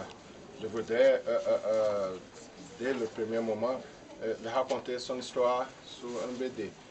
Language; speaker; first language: French; non-native, learner; Portuguese